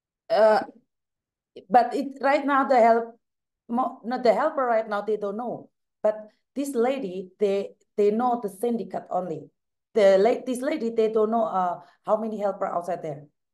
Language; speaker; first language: English; non-native, learner; Javanese